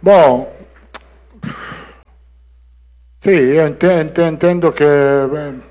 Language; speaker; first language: Portuguese; non-native, learner; Italian